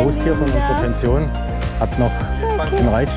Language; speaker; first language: German; native; German